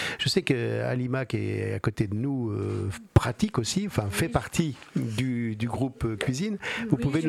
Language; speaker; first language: French; native; French